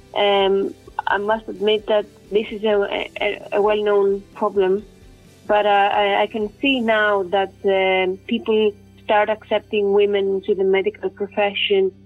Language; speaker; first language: English; non-native, fluent; Greek